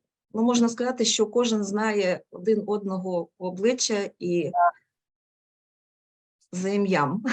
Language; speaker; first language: Ukrainian; non-native, local second language; Russian